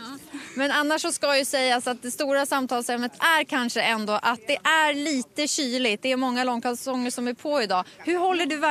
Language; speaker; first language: Swedish; native; Swedish